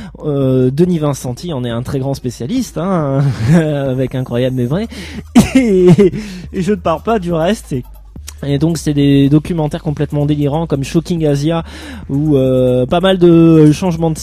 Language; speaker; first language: French; native; French